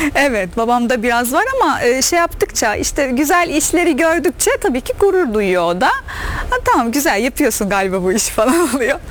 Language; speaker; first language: Turkish; non-native, fluent; Arabic